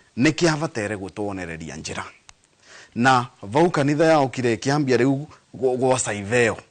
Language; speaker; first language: Kikuyu; non-native, local second language; Embu